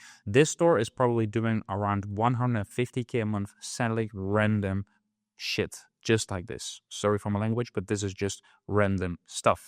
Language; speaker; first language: English; non-native, fluent; Dutch